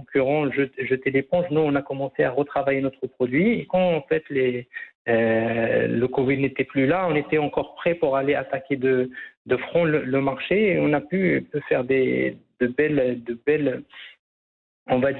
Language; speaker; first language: French; non-native, local second language; Arabic